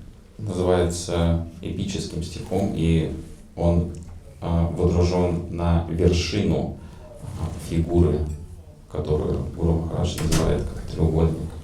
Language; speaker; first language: Russian; native; Russian